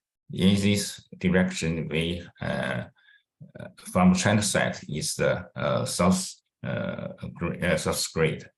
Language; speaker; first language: English; non-native, fluent; Chinese